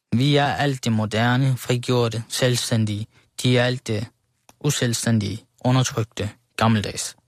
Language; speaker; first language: Danish; early bilingual, other home language; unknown